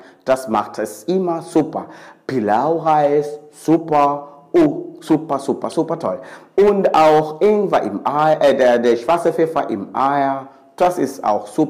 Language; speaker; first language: German; non-native, fluent; Swahili